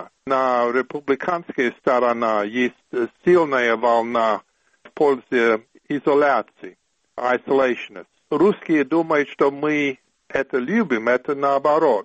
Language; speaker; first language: Russian; non-native, fluent; English